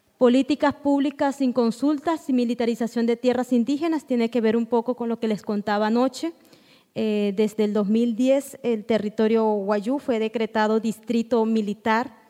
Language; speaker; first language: Spanish; non-native, local second language; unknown